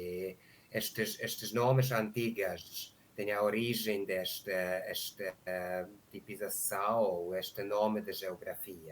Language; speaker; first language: Portuguese; non-native, learner; Hungarian